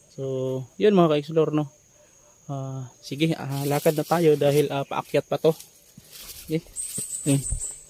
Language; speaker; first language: Filipino; native; Filipino